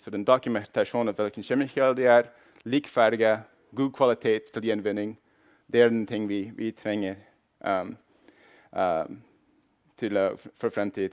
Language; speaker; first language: Norwegian; non-native, fluent; English